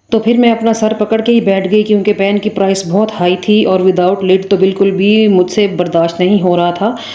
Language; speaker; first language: Urdu; native; Urdu